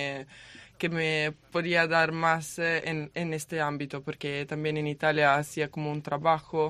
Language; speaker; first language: Spanish; non-native, learner; Italian